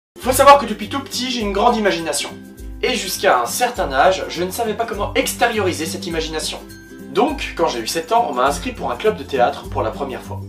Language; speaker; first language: French; native; French